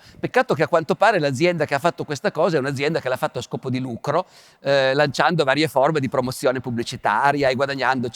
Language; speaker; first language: Italian; native; Italian